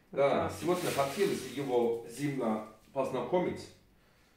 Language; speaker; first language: Russian; non-native, learner; Turkish